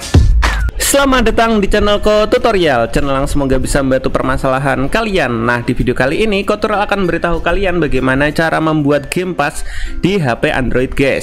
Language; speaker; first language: Indonesian; native; Indonesian